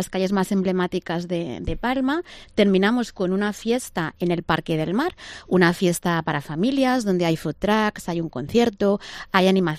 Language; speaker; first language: Spanish; native; Spanish